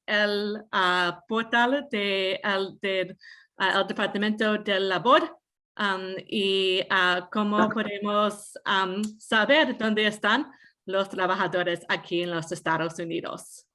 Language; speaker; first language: Spanish; non-native, fluent; English